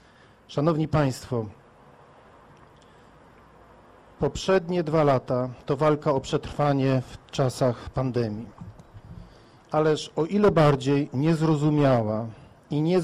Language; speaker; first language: Polish; native; Polish